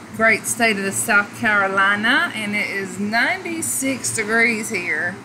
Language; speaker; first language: English; native; English